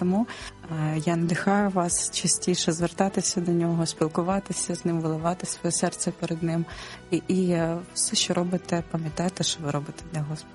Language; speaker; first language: Ukrainian; non-native, local second language; Russian